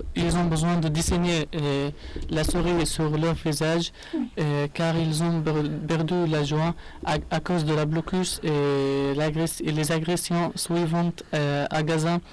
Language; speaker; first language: French; non-native, learner; Arabic